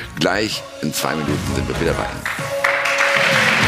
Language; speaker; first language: German; native; German